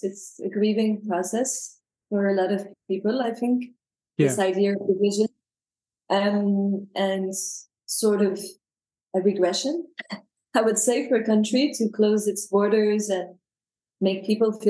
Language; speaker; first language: English; non-native, fluent; French